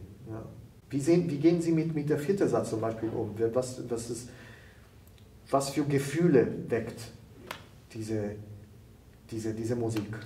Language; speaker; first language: German; non-native, fluent; Italian